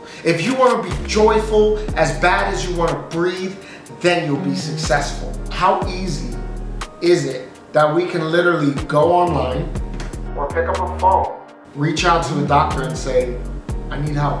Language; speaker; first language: English; native; English